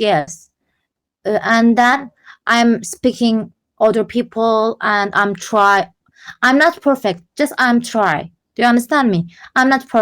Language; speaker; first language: English; non-native, learner; Turkish